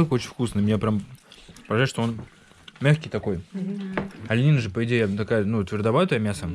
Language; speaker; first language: Russian; native; Russian